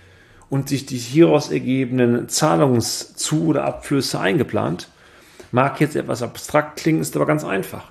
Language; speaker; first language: German; native; German